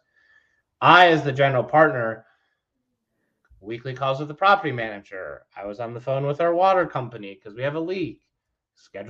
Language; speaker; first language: English; native; English